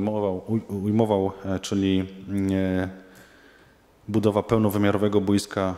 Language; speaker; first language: Polish; native; Polish